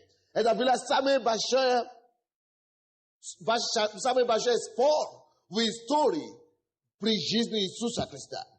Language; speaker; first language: Russian; non-native, fluent; Yoruba